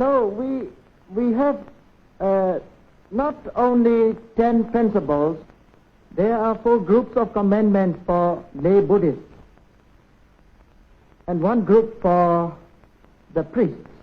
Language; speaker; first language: English; non-native, local second language; Burmese